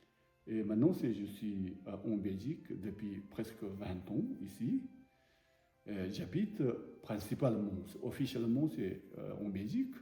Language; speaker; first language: French; non-native, learner; Tibetan